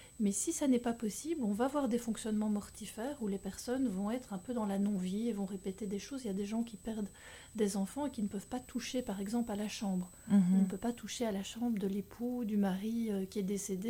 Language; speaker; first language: French; native; French